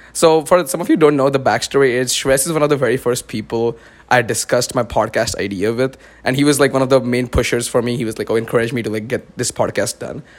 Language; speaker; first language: English; non-native, local second language; Marathi